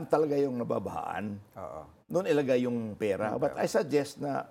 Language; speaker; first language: Filipino; non-native, local second language; Cebuano